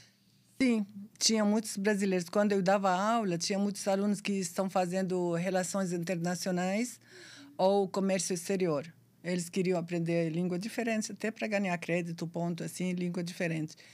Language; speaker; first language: Portuguese; non-native, fluent; Arabic